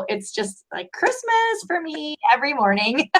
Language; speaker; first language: English; native; English